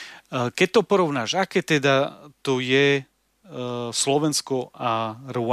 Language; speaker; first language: Slovak; native; Slovak